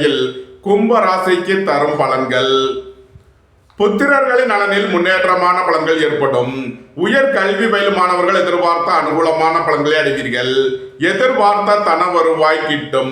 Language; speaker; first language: Tamil; native; Tamil